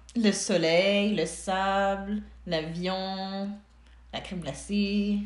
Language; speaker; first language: French; early bilingual, other home language; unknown